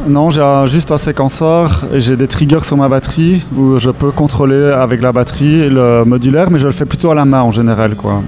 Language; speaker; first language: French; native; French